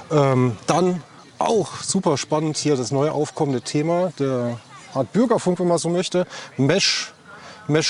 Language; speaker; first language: German; native; German